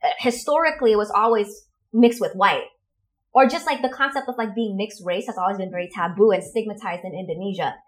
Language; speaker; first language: English; non-native, fluent; Indonesian